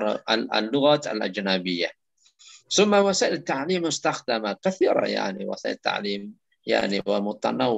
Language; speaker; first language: Arabic; non-native, fluent; Indonesian